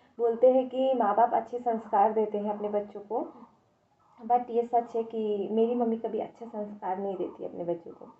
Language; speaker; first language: Hindi; native; Hindi